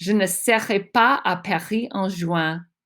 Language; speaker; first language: French; non-native, fluent; English